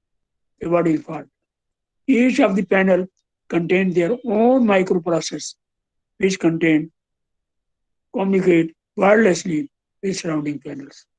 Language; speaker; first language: English; non-native, local second language; Hindi